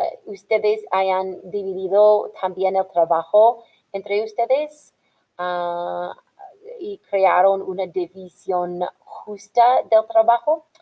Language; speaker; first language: Spanish; non-native, fluent; English